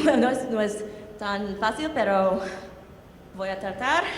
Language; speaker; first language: Spanish; non-native, learner; English